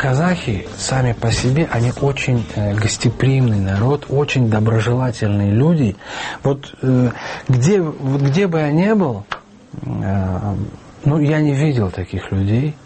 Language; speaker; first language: Russian; non-native, local second language; Tajik